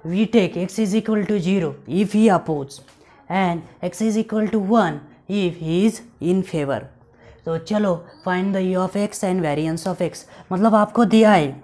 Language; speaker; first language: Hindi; non-native, local second language; Marathi